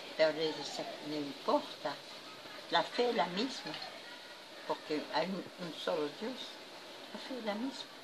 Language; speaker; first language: Spanish; non-native, fluent; French